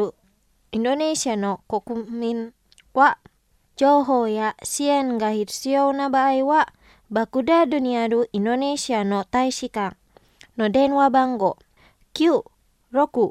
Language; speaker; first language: Japanese; non-native, fluent; Indonesian